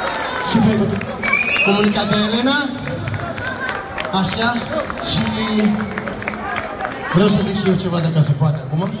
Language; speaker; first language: Romanian; non-native, fluent; Greek